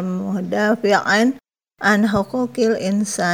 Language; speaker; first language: Arabic; non-native, learner; Indonesian